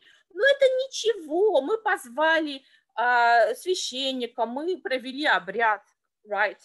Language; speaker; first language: Russian; native; Russian